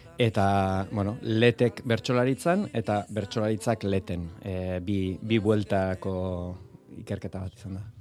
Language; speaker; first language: Basque; native; Basque